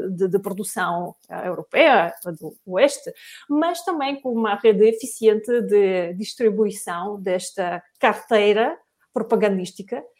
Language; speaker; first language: Portuguese; non-native, fluent; Russian